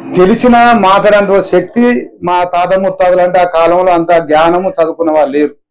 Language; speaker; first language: Telugu; non-native, local second language; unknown